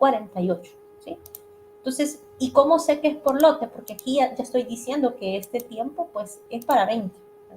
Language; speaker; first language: Spanish; native; Spanish